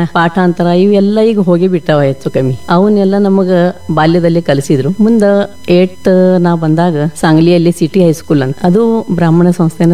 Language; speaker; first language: Kannada; non-native, local second language; Marathi